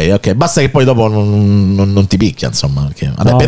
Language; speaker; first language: Italian; native; Italian